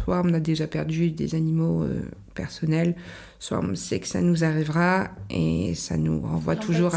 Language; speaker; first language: French; native; French